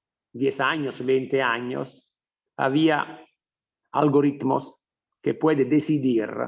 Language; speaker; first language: Spanish; non-native, fluent; Italian